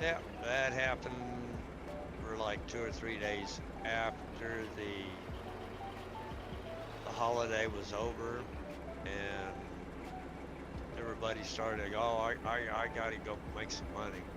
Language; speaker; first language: English; native; English